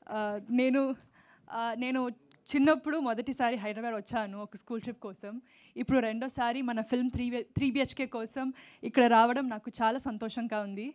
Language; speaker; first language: Telugu; non-native, learner; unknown